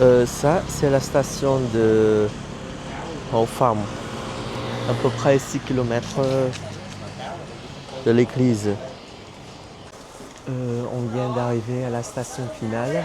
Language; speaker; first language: French; non-native, fluent; Vietnamese